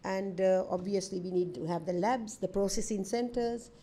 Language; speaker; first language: English; non-native, local second language; Sinhala